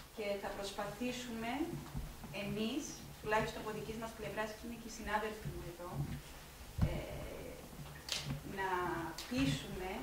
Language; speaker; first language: Greek; native; Greek